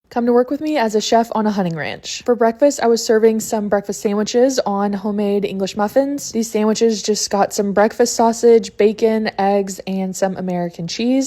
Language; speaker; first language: English; native; English